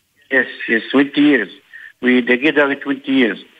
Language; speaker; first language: English; non-native, learner; Arabic